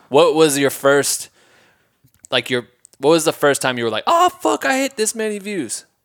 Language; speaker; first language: English; native; English